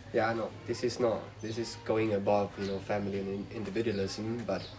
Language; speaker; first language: English; non-native, fluent; Swedish